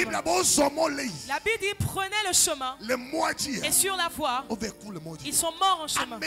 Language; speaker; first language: French; non-native, local second language; Ewe